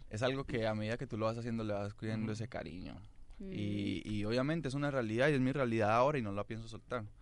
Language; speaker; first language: Spanish; native; Spanish